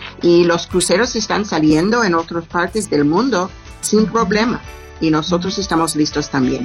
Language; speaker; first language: Spanish; non-native, learner; English